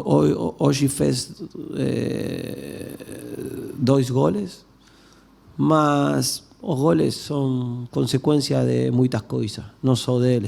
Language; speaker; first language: Portuguese; non-native, learner; Spanish